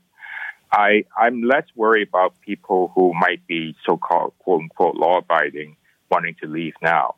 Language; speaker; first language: English; non-native, local second language; Cantonese